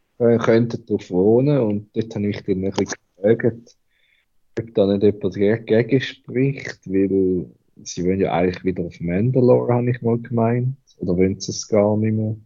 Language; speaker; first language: German; native; German